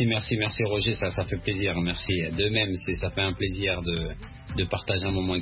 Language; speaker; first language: French; early bilingual, other home language; Arabic